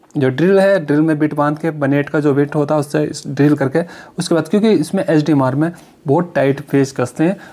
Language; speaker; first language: Hindi; native; Hindi